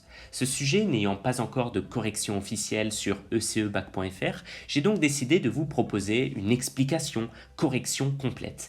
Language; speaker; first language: French; native; French